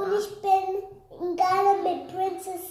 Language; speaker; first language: German; early bilingual, other home language; English